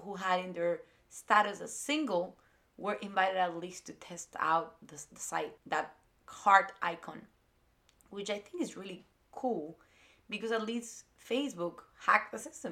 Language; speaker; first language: English; non-native, fluent; Spanish